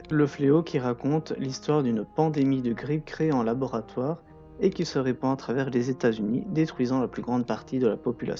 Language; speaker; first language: French; native; French